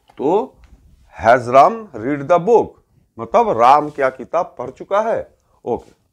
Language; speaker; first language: Hindi; native; Hindi